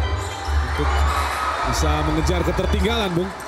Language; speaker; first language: Indonesian; native; Indonesian